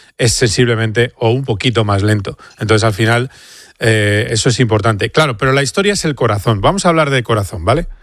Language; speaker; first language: Spanish; native; Spanish